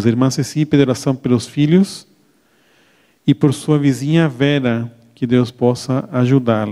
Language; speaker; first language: Portuguese; native; Portuguese